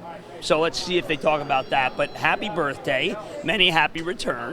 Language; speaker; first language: English; native; English